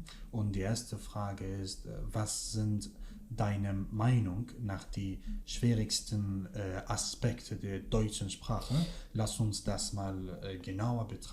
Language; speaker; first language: German; non-native, fluent; Kurdish